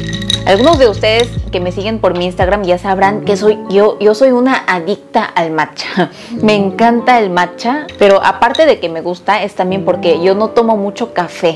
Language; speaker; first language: Spanish; early bilingual, other home language; Korean